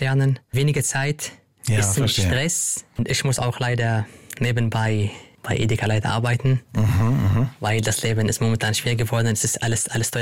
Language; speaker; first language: German; non-native, learner; Arabic